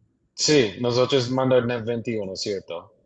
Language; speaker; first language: Spanish; non-native, learner; English